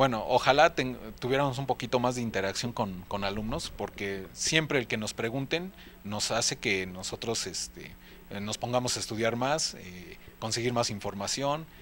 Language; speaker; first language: Spanish; native; Spanish